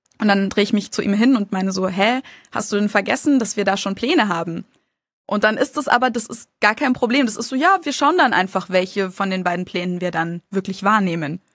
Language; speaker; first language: German; native; German